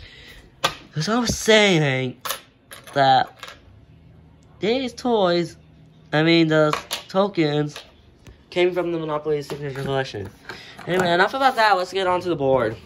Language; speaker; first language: English; native; English